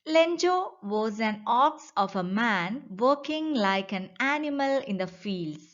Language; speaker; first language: English; non-native, local second language; Malayalam